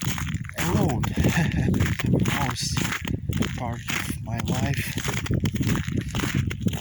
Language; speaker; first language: English; non-native, learner; Ukrainian